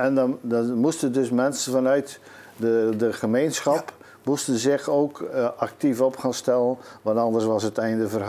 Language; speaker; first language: Dutch; native; Dutch